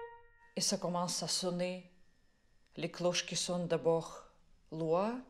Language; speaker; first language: French; non-native, fluent; Russian